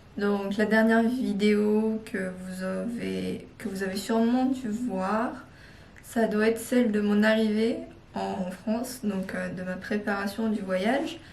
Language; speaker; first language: French; non-native, fluent; Korean